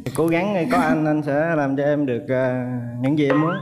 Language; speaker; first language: Vietnamese; native; Vietnamese